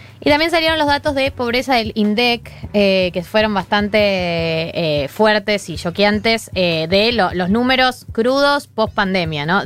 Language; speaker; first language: Spanish; native; Spanish